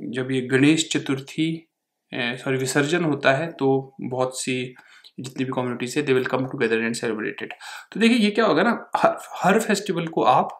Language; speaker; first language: Hindi; native; Hindi